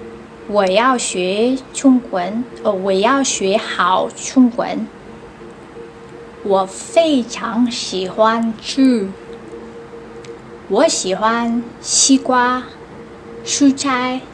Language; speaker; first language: Chinese; non-native, learner; Vietnamese